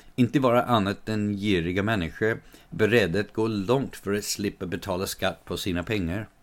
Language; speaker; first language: Swedish; non-native, fluent; English